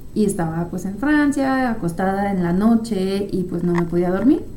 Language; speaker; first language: Spanish; non-native, fluent; French